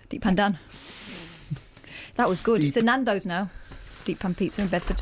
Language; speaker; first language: English; native; English